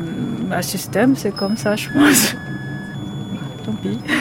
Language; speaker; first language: French; non-native, learner; Japanese